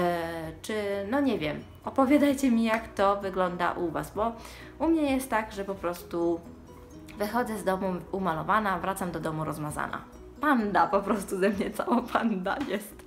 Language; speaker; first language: Polish; early bilingual, heritage; Polish